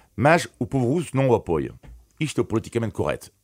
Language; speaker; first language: Portuguese; non-native, fluent; Ukrainian